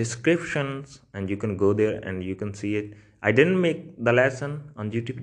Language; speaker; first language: English; non-native, local second language; Punjabi